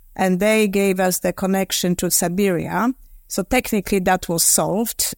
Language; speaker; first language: English; non-native, fluent; Polish